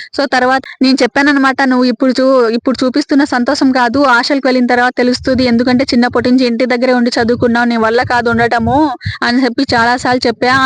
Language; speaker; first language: Telugu; native; Telugu